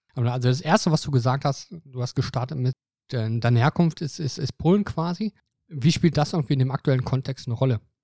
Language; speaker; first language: German; native; German